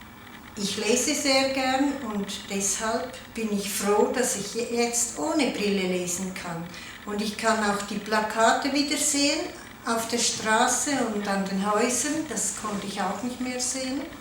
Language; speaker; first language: German; non-native, local second language; Italian